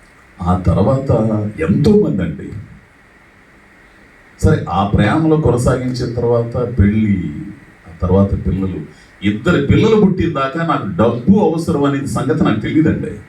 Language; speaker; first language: Telugu; native; Telugu